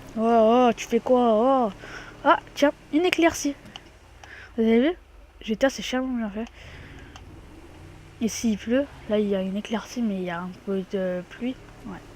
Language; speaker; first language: French; native; French